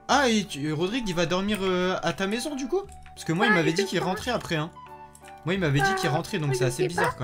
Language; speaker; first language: French; native; French